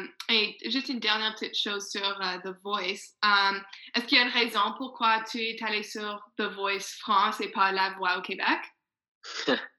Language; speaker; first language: French; non-native, fluent; English